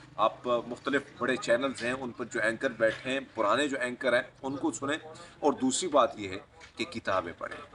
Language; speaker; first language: Urdu; non-native, local second language; Pashto